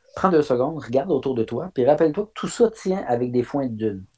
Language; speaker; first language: French; native; French